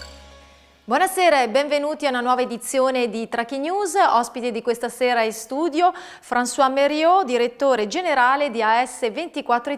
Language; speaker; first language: Italian; native; Italian